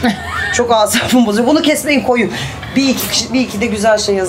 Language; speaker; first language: Turkish; native; Turkish